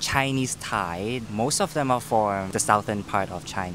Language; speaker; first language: English; non-native, local second language; Cantonese